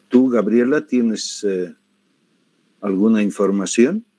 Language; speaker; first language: Spanish; native; Spanish